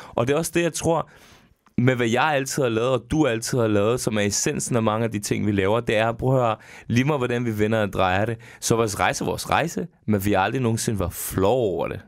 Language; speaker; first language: Danish; early bilingual, other home language; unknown